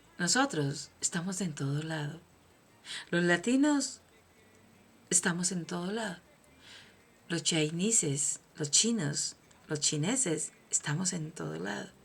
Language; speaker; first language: Spanish; native; Spanish